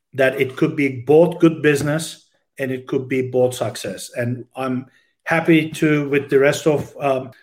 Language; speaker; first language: English; non-native, fluent; Turkish